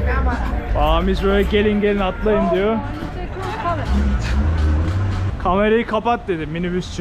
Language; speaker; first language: Turkish; native; Turkish